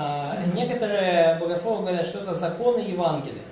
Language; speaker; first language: Russian; native; Russian